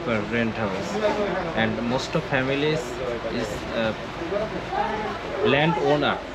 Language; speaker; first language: English; non-native, learner; Bangla